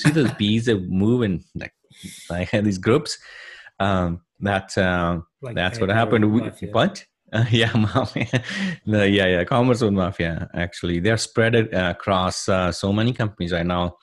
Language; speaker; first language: English; non-native, local second language; Punjabi